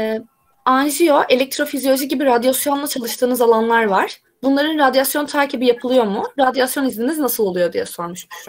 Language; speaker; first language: Turkish; native; Turkish